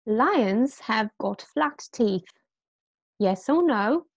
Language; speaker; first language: English; non-native, fluent; Polish